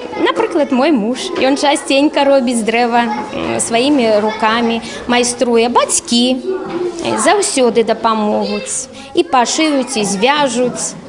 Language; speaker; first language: Belarusian; non-native, local second language; Russian